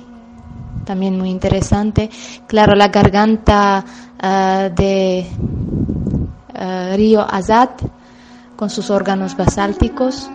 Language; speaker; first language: Spanish; non-native, fluent; Armenian